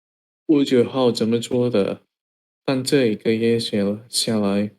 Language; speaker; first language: Chinese; non-native, learner; Indonesian